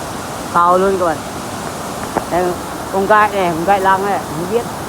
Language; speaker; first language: Vietnamese; non-native, local second language; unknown